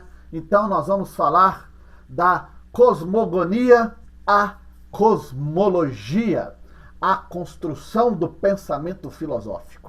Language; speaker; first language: Portuguese; native; Portuguese